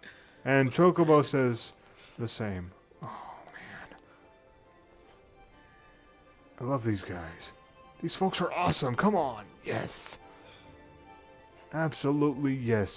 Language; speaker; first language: English; native; English